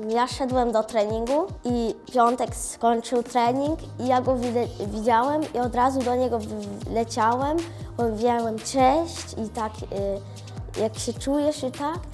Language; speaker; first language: Polish; early bilingual, heritage; Polish